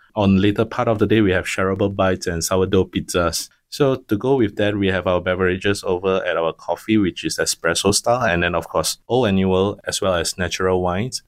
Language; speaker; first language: English; non-native, local second language; Min Nan Chinese